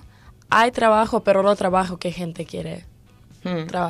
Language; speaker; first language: Spanish; non-native, learner; Croatian